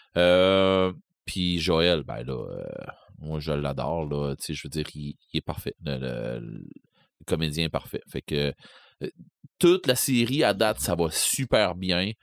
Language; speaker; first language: French; native; French